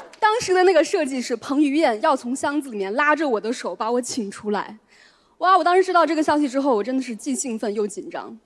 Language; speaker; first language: Chinese; native; Chinese